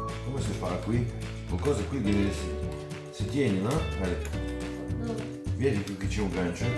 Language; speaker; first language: Italian; non-native, fluent; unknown